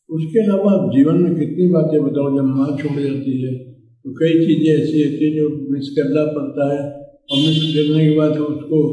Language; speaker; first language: Hindi; native; Hindi